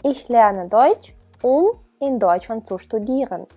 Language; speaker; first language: German; non-native, fluent; Ukrainian